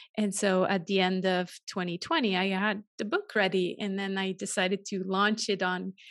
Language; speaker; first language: English; non-native, fluent; German